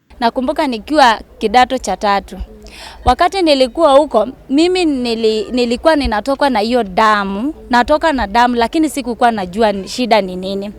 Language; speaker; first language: Swahili; non-native, local second language; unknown